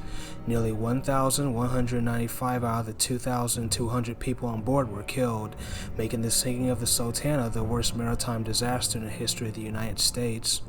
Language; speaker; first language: English; native; English